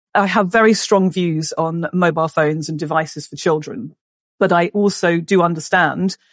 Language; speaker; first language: English; native; English